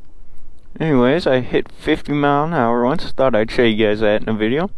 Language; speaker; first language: English; native; English